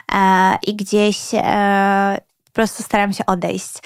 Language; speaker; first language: Polish; early bilingual, other home language; Swedish